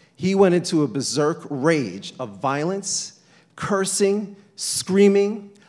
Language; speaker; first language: English; native; English